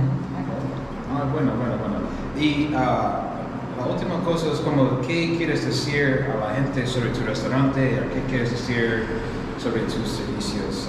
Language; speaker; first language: Spanish; non-native, learner; English